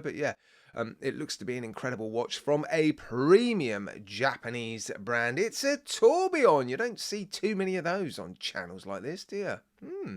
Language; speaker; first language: English; native; English